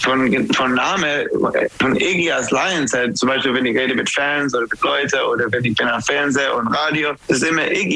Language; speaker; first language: German; non-native, learner; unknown